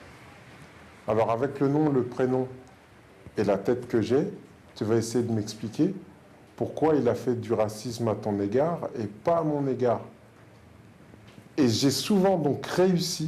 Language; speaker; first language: French; native; French